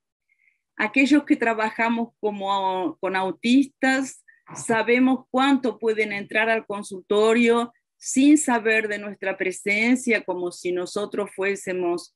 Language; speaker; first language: Spanish; non-native, fluent; Portuguese